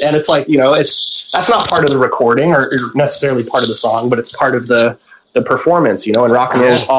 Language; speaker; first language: English; native; English